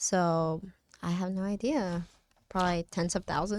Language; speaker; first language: English; non-native, fluent; Spanish